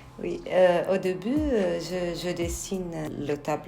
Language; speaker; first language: French; non-native, learner; Arabic